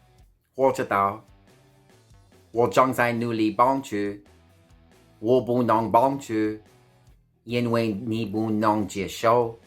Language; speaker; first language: Chinese; non-native, learner; English